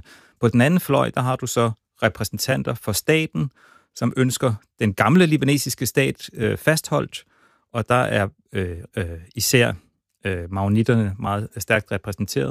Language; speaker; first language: Danish; native; Danish